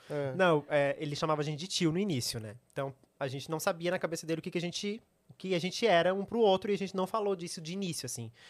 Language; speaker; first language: Portuguese; native; Portuguese